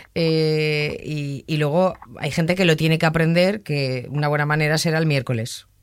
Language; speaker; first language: Spanish; native; Spanish